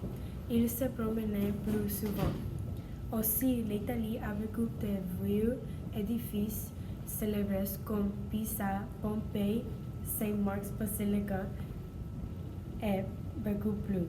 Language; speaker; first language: French; non-native, learner; English